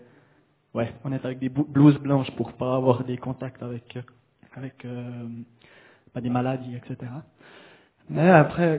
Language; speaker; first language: French; native; French